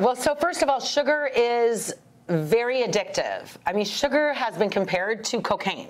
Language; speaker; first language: English; native; English